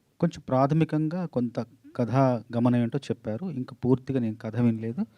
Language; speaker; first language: Telugu; native; Telugu